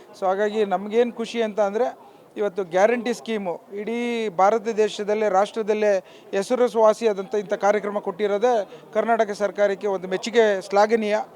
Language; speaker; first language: Kannada; native; Kannada